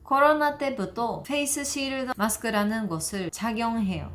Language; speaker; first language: Korean; non-native, learner; Japanese